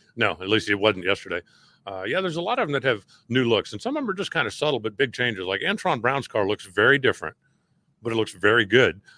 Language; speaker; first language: English; native; English